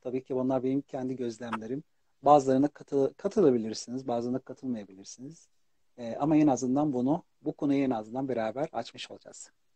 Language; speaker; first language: Turkish; non-native, fluent; Arabic